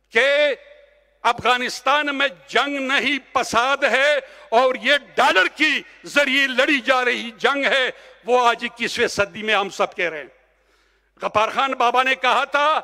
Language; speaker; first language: Urdu; non-native, local second language; Pashto